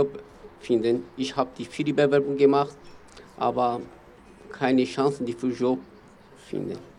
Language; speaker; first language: German; non-native, learner; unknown